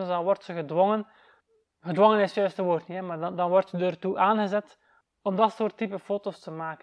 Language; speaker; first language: Dutch; native; Dutch